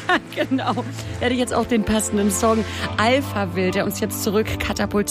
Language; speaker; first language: German; native; German